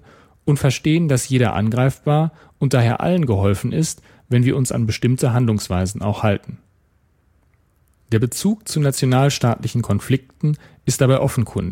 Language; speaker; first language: German; native; German